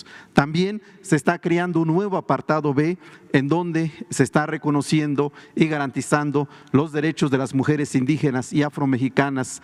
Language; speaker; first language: Spanish; non-native, local second language; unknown